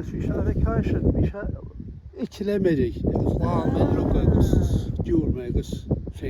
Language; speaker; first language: Irish; native; Irish